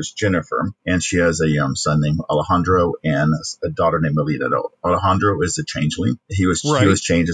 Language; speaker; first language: English; native; English